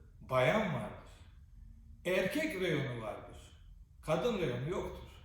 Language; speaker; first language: Turkish; native; Turkish